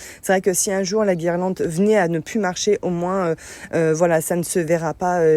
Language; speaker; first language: French; native; French